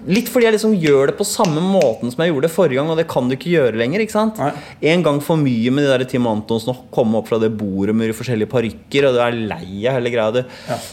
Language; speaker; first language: Norwegian; native; Norwegian